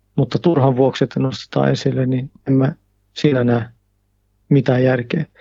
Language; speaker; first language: Finnish; early bilingual, heritage; Finnish